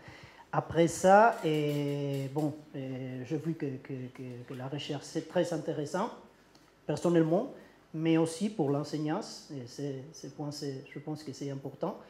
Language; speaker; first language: French; non-native, learner; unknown